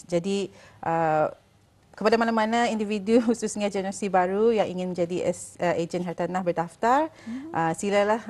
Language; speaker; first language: Malay; native; Malay